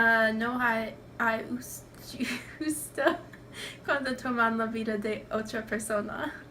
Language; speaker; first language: Spanish; non-native, learner; English